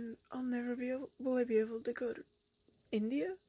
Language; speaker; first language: English; native; English